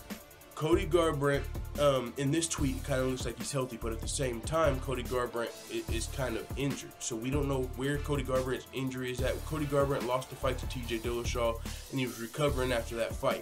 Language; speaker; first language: English; native; English